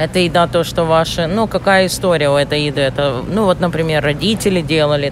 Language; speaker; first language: Russian; native; Russian